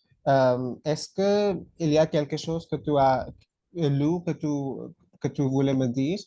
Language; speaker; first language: French; non-native, fluent; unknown